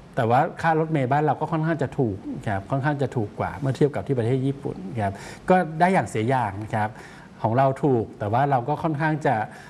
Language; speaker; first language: Thai; native; Thai